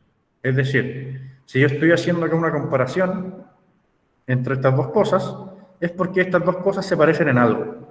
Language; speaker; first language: Spanish; native; Spanish